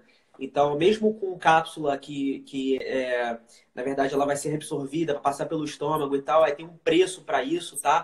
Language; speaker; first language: Portuguese; native; Portuguese